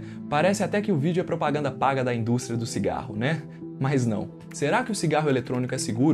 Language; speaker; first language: Portuguese; native; Portuguese